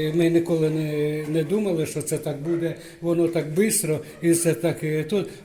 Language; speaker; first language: Ukrainian; native; Ukrainian